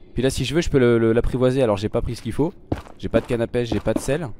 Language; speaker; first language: French; native; French